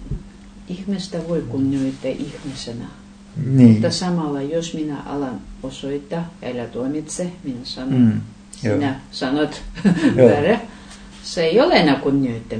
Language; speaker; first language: Finnish; non-native, learner; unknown